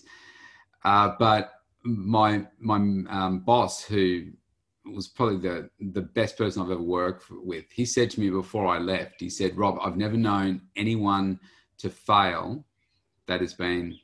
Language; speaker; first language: English; native; English